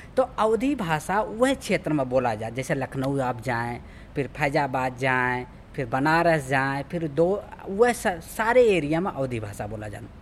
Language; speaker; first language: Hindi; native; Hindi